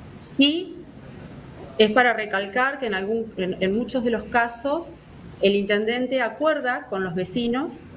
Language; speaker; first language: Spanish; native; Spanish